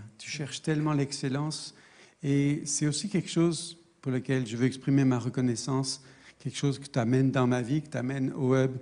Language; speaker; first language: French; native; French